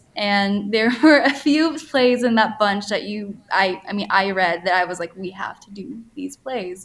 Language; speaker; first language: English; native; English